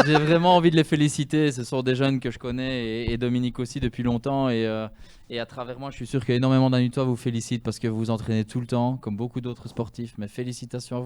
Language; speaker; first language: French; native; French